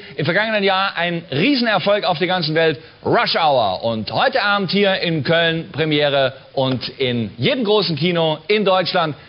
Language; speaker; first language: German; native; German